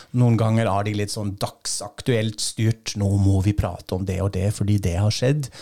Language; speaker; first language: Norwegian; non-native, fluent; German